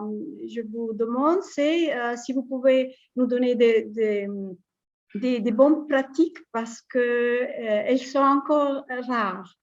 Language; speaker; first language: French; non-native, fluent; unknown